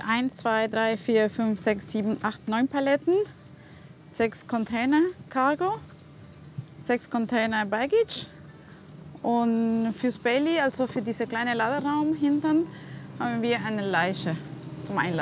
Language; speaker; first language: German; non-native, fluent; Spanish